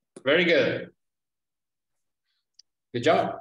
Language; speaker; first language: English; non-native, fluent; Spanish